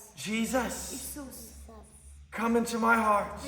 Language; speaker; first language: English; native; English